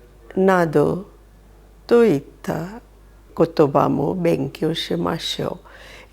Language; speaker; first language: Japanese; non-native, fluent; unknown